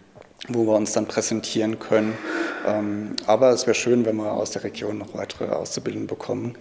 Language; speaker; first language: German; native; German